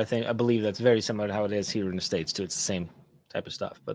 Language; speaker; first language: English; native; English